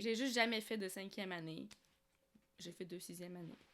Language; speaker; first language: French; early bilingual, other home language; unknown